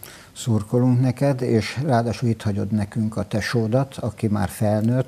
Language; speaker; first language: Hungarian; native; Hungarian